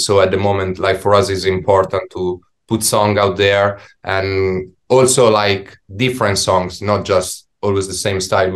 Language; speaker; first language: English; non-native, fluent; Italian